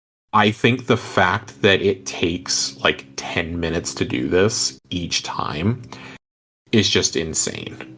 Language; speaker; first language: English; native; English